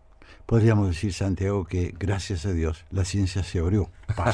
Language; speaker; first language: Spanish; native; Spanish